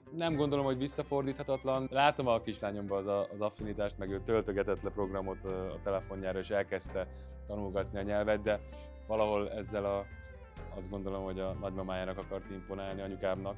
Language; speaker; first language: Hungarian; early bilingual, other home language; Persian